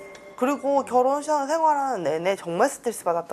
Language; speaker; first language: Korean; native; Korean